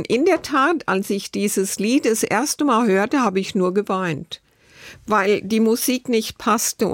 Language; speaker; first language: German; native; German